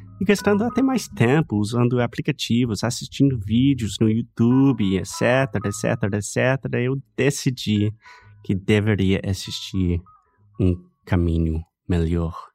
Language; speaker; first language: Portuguese; non-native, fluent; English